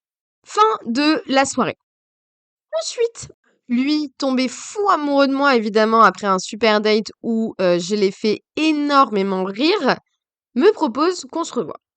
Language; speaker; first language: French; native; French